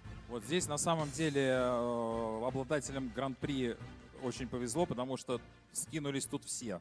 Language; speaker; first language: Russian; native; Russian